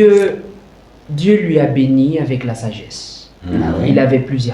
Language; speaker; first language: French; non-native, learner; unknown